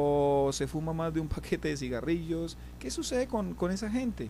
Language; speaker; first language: Spanish; native; Spanish